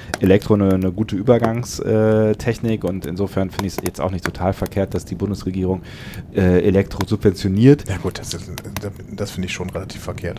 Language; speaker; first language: German; native; German